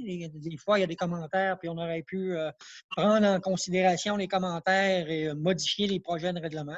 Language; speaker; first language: French; native; French